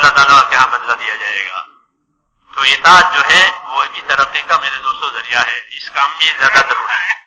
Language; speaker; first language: Urdu; non-native, local second language; Gujarati